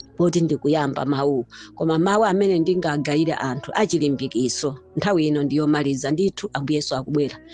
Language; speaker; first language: Nyanja; native; Nyanja